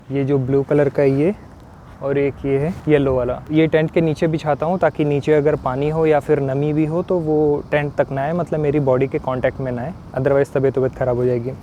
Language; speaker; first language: Hindi; native; Hindi